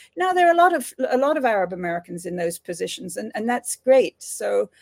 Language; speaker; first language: English; native; English